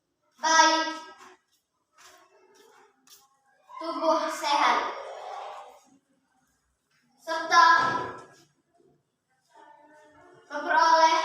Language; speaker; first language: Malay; non-native, local second language; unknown